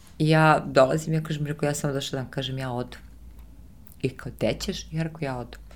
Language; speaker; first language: Serbian; early bilingual, heritage; Serbian